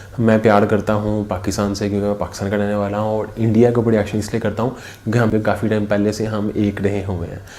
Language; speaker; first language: Urdu; native; Urdu